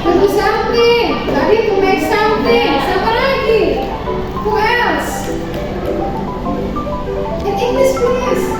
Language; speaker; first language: English; non-native, learner; Indonesian